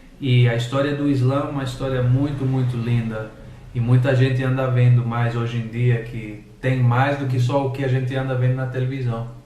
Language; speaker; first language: Portuguese; non-native, fluent; English